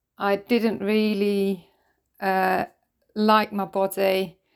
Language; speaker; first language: English; non-native, fluent; German